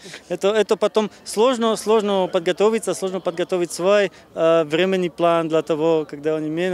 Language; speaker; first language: Russian; non-native, learner; Slovak